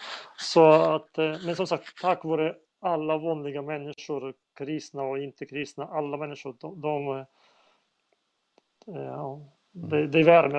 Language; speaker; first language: Swedish; non-native, fluent; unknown